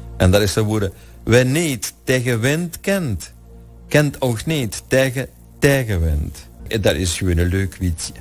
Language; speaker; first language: Dutch; non-native, local second language; Limburgish